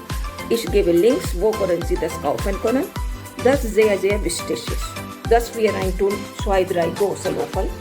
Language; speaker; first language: German; non-native, learner; Hindi